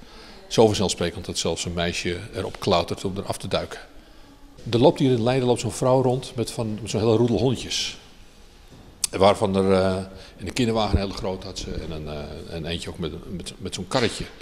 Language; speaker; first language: Dutch; native; Dutch